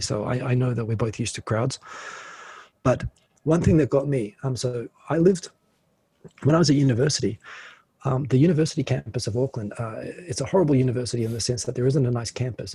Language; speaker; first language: English; native; English